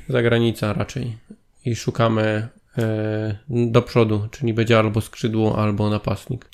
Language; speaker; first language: Polish; native; Polish